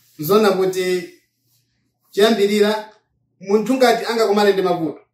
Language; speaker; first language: Nyanja; non-native, local second language; Yao